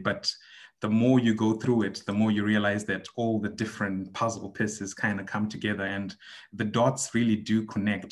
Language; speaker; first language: English; non-native, local second language; Shona